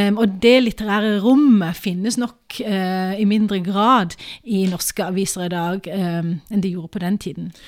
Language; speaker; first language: Norwegian; early bilingual, other home language; Urdu